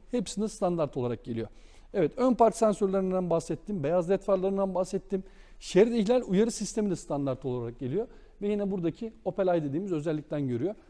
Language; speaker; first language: Turkish; native; Turkish